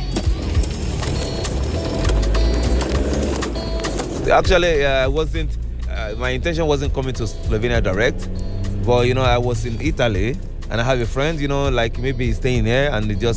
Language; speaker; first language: English; non-native, local second language; Yoruba